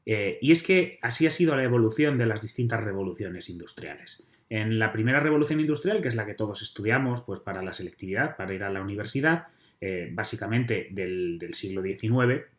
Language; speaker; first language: Spanish; native; Spanish